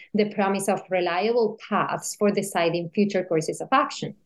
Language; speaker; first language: English; non-native, fluent; Spanish